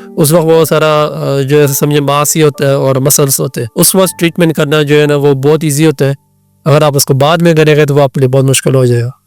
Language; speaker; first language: Urdu; non-native, local second language; Punjabi